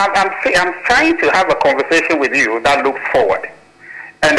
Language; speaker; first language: English; non-native, local second language; Ewe